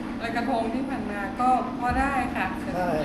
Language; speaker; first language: Thai; native; Thai